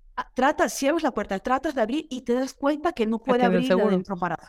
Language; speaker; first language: Spanish; native; Spanish